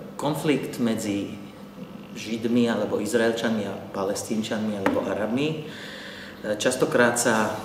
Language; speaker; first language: Slovak; early bilingual, heritage; Arabic